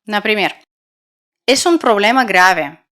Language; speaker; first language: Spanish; non-native, fluent; Russian